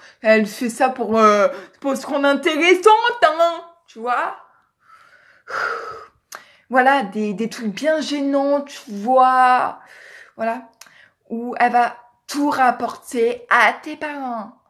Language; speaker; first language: French; native; French